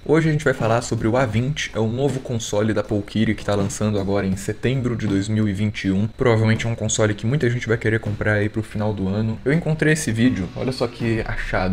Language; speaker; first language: Portuguese; native; Portuguese